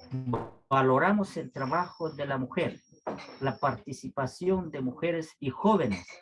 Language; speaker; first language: Spanish; non-native, local second language; Quechua